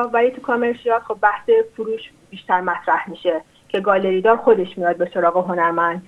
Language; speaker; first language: Persian; non-native, local second language; Azerbaijani